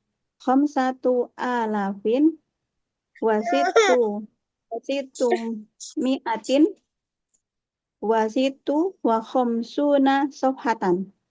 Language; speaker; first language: Arabic; non-native, learner; Indonesian